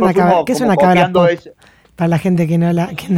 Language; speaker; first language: Spanish; native; Spanish